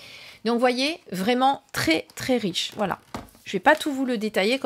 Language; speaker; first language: French; native; French